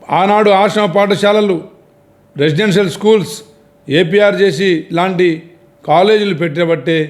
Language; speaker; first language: Telugu; non-native, local second language; Lambadi